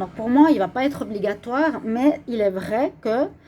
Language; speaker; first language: French; native; French